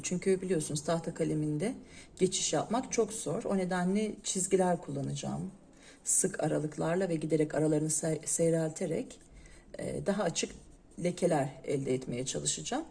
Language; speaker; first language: Turkish; native; Turkish